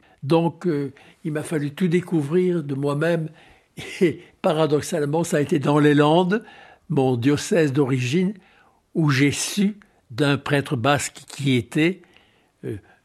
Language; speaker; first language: French; native; French